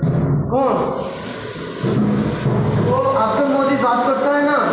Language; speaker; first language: Hindi; non-native, learner; Bangla